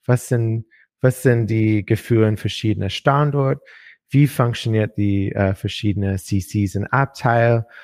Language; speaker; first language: German; non-native, learner; English